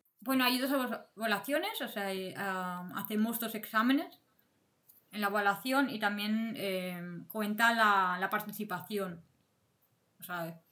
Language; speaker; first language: Spanish; native; Spanish